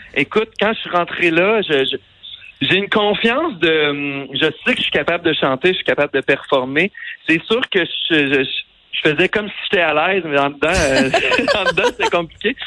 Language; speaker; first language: French; native; French